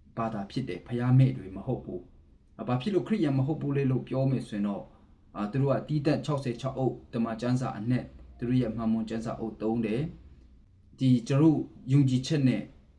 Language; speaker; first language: Burmese; non-native, local second language; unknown